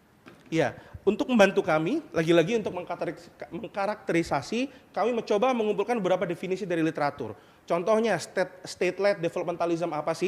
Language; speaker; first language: Indonesian; native; Indonesian